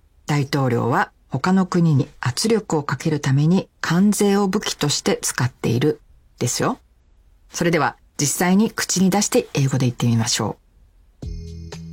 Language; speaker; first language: Japanese; native; Japanese